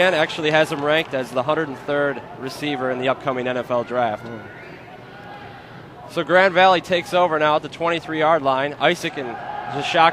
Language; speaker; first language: English; native; English